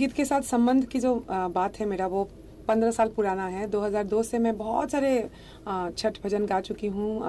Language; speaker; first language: Hindi; non-native, local second language; Assamese